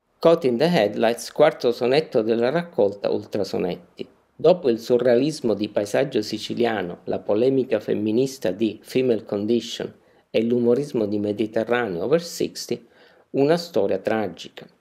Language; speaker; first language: Italian; native; Italian